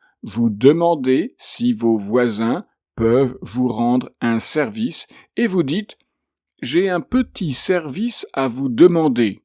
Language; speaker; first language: French; native; French